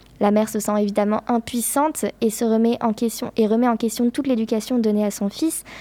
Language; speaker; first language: French; native; French